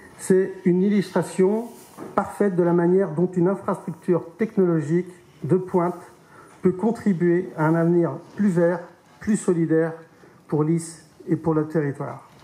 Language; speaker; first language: French; native; French